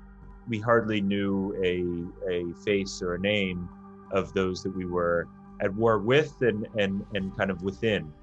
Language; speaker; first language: English; native; English